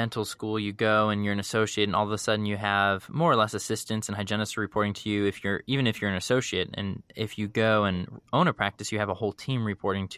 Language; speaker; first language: English; native; English